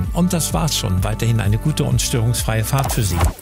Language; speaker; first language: German; native; German